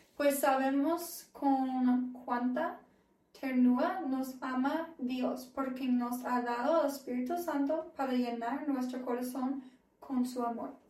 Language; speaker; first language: Spanish; non-native, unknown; English